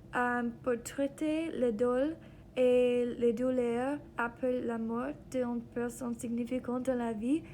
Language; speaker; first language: French; non-native, learner; English